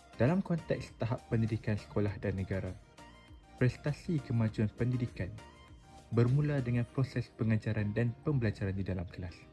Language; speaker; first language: Malay; native; Malay